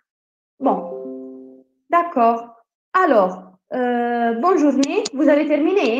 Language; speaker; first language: French; non-native, fluent; Italian